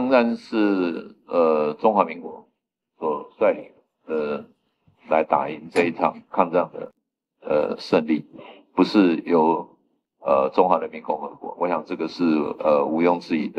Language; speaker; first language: Chinese; native; Chinese